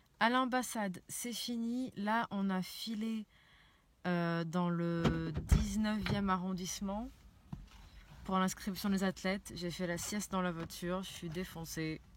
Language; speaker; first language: French; early bilingual, other home language; Portuguese